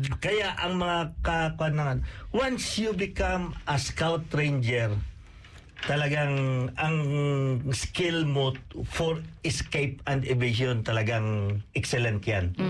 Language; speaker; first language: Filipino; non-native, local second language; Cebuano